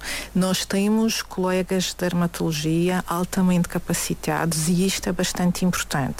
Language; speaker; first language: Portuguese; native; Portuguese